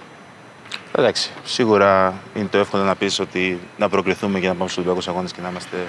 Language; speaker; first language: Greek; early bilingual, other home language; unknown